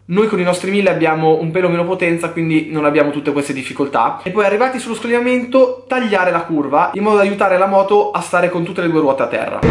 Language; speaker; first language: Italian; native; Italian